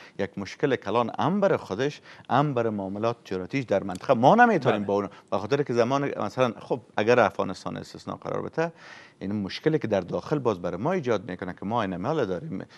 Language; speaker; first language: Persian; native; Persian